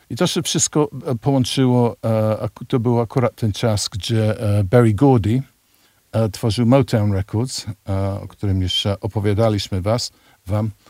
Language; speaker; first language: Polish; non-native, fluent; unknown